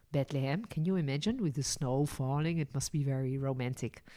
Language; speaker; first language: English; non-native, fluent; Dutch